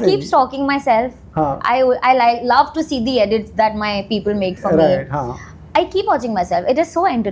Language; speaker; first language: English; non-native, local second language; Hindi